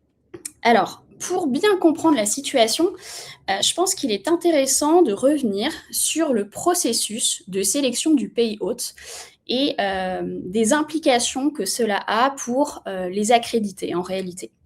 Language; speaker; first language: French; native; French